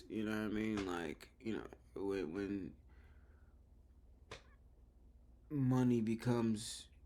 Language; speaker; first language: English; native; English